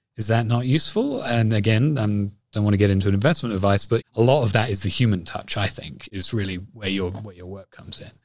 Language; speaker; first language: English; native; English